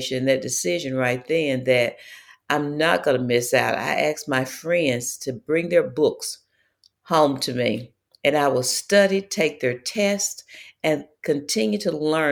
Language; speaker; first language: English; native; English